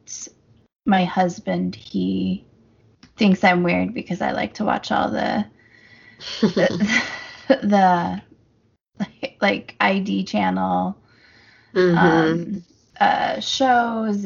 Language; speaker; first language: English; native; English